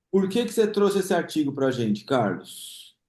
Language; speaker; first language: Portuguese; native; Portuguese